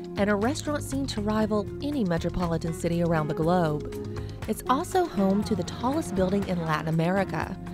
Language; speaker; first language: English; native; English